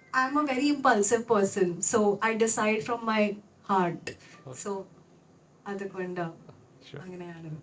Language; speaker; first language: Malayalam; non-native, local second language; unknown